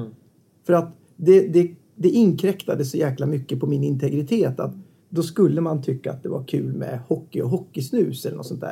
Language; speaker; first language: Swedish; native; Swedish